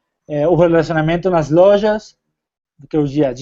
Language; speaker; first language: Portuguese; non-native, fluent; Spanish